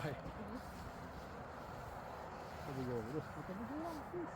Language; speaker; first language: Norwegian; native; Norwegian